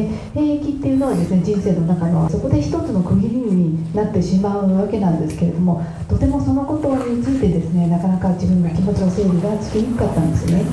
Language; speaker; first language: Japanese; native; Japanese